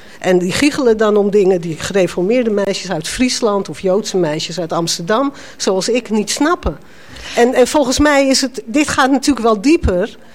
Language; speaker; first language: Dutch; native; Dutch